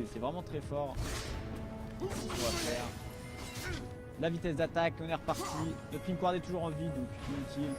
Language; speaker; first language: French; native; French